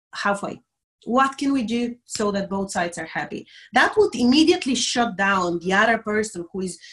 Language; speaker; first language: English; non-native, fluent; Bulgarian